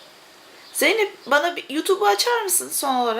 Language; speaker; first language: Turkish; native; Turkish